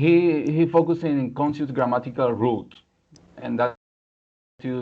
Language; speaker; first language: English; non-native, learner; Spanish